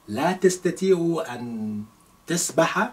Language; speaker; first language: Arabic; non-native, fluent; Yoruba